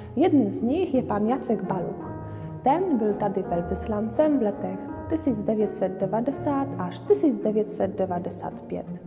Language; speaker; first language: Czech; non-native, fluent; Polish